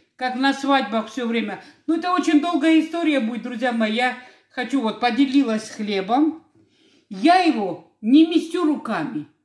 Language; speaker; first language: Russian; non-native, local second language; Georgian